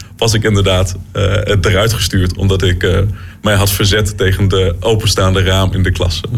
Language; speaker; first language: Dutch; native; Dutch